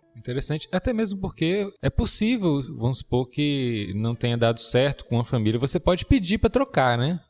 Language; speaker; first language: Portuguese; native; Portuguese